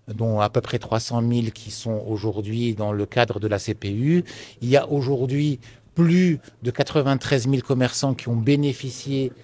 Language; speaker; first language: French; non-native, local second language; Arabic